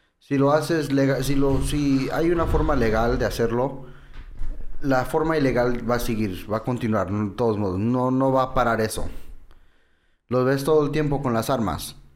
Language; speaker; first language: Spanish; early bilingual, heritage; English